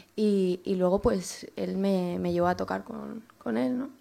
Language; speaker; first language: Spanish; native; Spanish